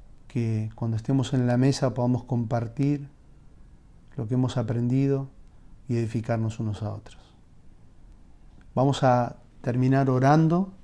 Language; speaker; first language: Spanish; native; Spanish